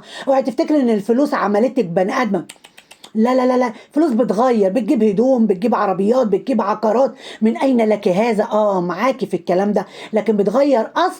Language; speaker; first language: Arabic; native; Arabic